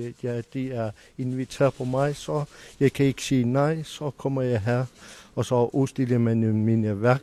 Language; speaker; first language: Danish; non-native, local second language; Kalaallisut